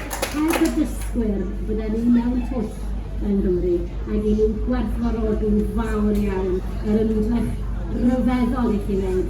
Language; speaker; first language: Welsh; native; Welsh